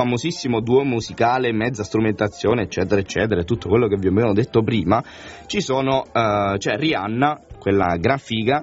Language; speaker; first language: Italian; native; Italian